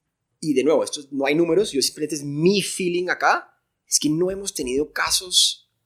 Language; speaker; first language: Spanish; native; Spanish